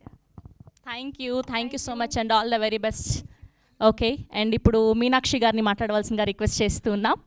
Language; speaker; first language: Telugu; native; Telugu